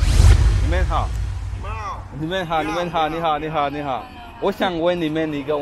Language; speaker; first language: Chinese; non-native, learner; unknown